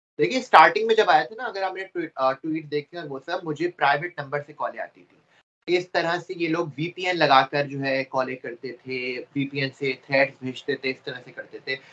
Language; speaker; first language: Urdu; native; Urdu